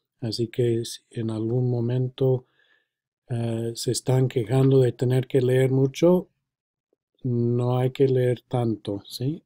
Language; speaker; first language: Spanish; non-native, fluent; English